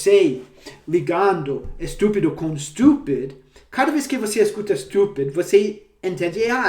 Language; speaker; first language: Portuguese; non-native, fluent; English